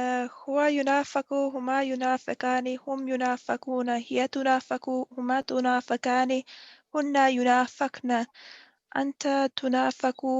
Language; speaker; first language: Arabic; non-native, learner; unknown